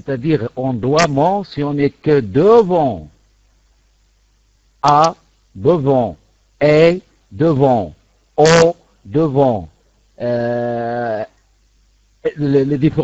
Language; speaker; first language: French; non-native, local second language; Arabic